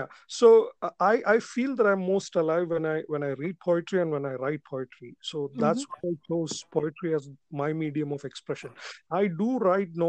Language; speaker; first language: English; non-native, local second language; Malayalam